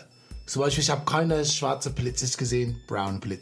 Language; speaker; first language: German; non-native, fluent; English